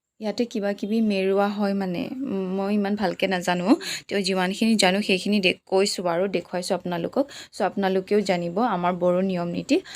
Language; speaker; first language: Assamese; non-native, local second language; Bodo